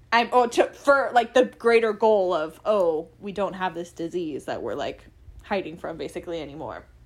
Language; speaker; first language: English; native; English